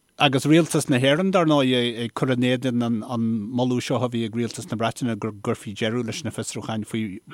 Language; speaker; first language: Irish; native; Irish